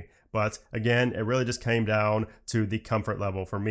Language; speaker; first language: English; native; English